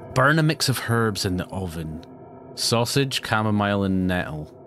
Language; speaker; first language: English; native; English